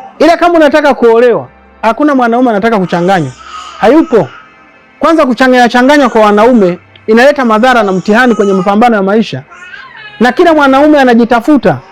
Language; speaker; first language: Swahili; native; Swahili